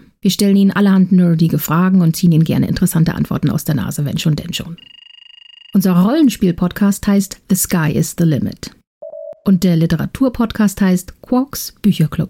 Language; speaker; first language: German; native; German